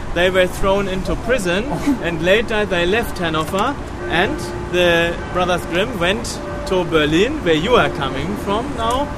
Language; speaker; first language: English; non-native, fluent; German